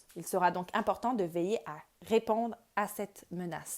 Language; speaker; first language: French; native; French